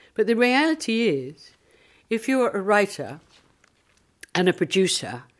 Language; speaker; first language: English; native; English